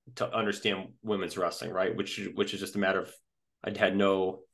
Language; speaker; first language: English; native; English